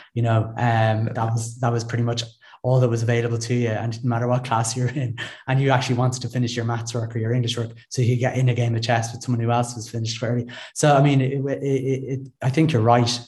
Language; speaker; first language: English; native; English